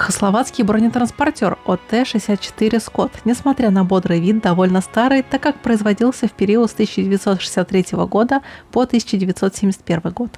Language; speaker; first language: Russian; native; Russian